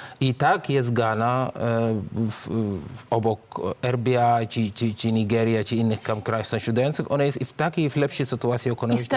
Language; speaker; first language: Polish; non-native, fluent; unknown